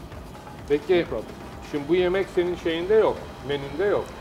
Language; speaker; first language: Turkish; native; Turkish